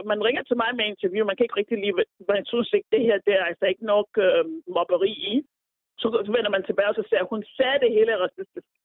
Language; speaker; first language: Danish; non-native, fluent; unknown